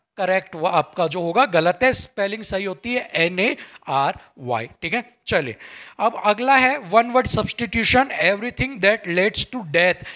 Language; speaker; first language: Hindi; native; Hindi